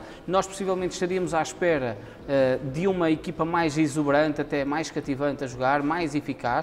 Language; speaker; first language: Portuguese; native; Portuguese